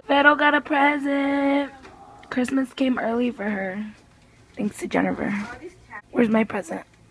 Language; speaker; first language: English; early bilingual, other home language; Spanish